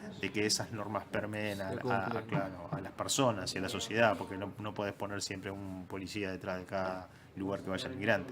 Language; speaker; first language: Spanish; native; Spanish